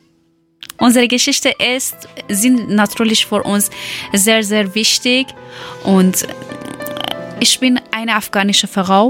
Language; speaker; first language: German; non-native, learner; Persian